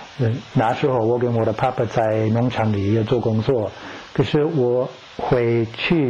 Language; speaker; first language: Chinese; non-native, learner; English